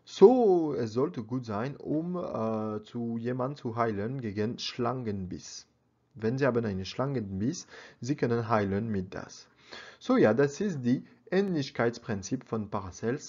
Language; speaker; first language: German; non-native, learner; French